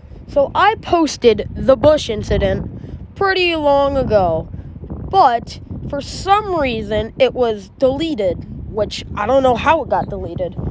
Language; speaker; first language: English; native; English